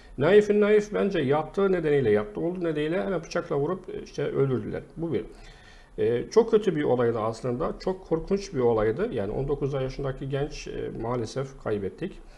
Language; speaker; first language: Turkish; non-native, fluent; Arabic